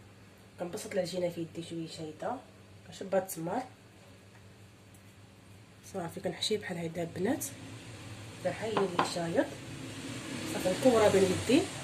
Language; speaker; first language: Arabic; native; Arabic